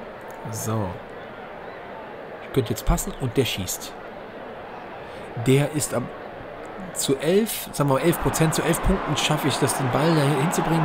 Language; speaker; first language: German; native; German